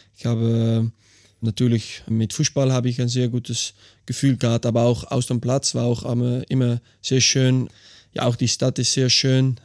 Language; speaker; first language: German; non-native, learner; Dutch